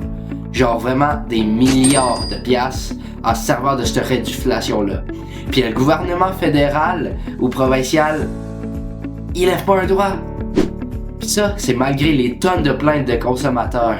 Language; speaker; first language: French; native; French